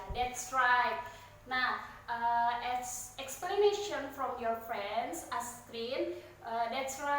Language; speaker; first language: English; non-native, learner; Indonesian